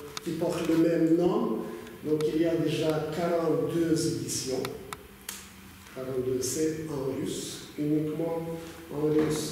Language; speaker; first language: French; non-native, fluent; Russian